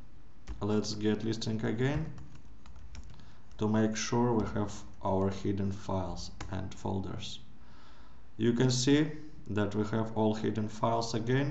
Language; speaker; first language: English; non-native, fluent; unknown